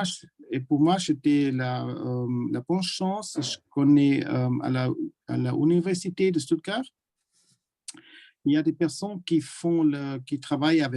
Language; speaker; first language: French; non-native, learner; German